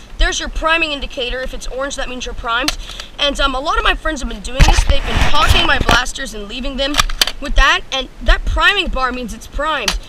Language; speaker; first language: English; native; English